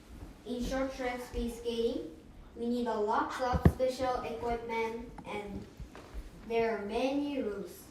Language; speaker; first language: English; non-native, fluent; Korean